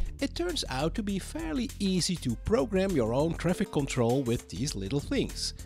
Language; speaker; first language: English; non-native, fluent; Dutch